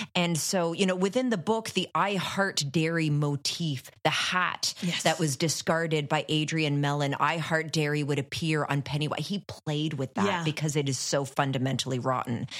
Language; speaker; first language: English; native; English